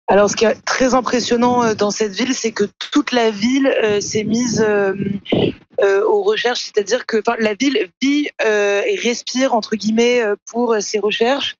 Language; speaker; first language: French; native; French